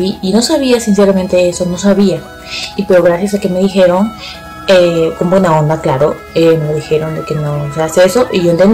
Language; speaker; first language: Spanish; native; Spanish